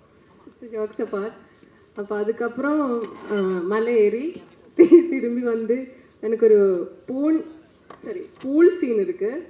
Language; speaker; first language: Tamil; non-native, learner; Malayalam